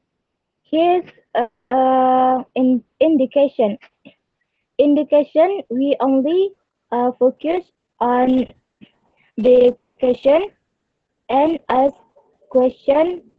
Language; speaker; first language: English; non-native, learner; Indonesian